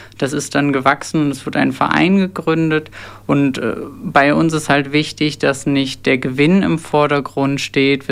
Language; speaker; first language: German; early bilingual, other home language; Turkish